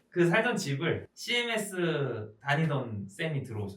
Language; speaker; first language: Korean; native; Korean